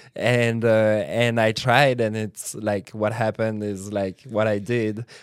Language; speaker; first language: English; non-native, fluent; French